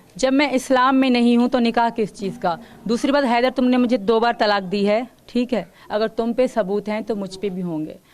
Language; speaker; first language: Urdu; non-native, local second language; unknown